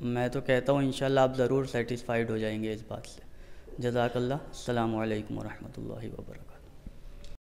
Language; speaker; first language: Hindi; non-native, local second language; Urdu